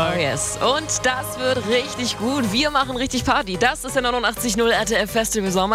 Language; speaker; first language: German; native; German